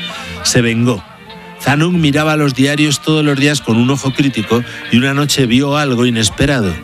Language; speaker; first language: Spanish; native; Spanish